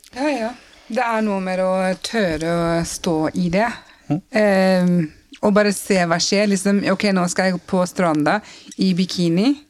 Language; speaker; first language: Norwegian; non-native, fluent; English